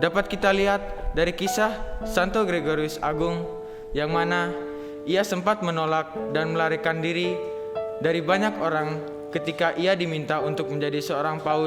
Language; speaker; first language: Indonesian; native; Indonesian